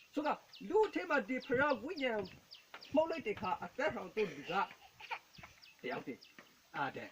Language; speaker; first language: Burmese; native; Burmese